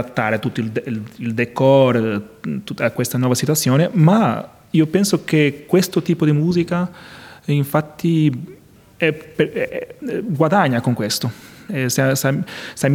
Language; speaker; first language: Italian; non-native, fluent; Portuguese